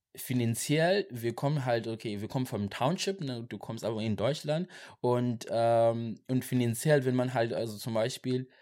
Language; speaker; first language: German; non-native, learner; Xhosa